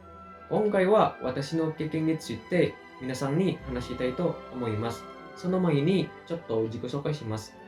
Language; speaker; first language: Japanese; non-native, learner; Indonesian